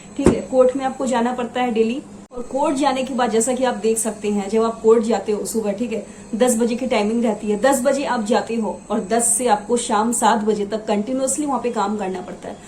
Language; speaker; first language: Hindi; non-native, local second language; Assamese